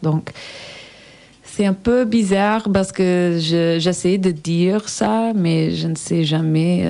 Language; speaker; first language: French; non-native, learner; English